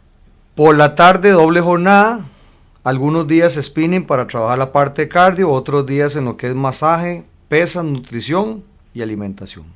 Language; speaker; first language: Spanish; native; Spanish